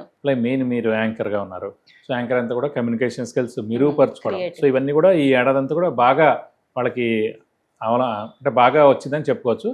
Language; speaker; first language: Telugu; native; Telugu